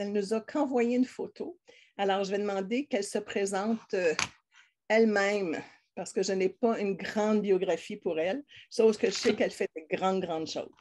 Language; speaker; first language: French; native; French